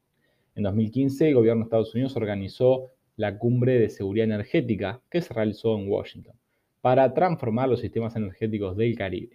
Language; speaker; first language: Spanish; native; Spanish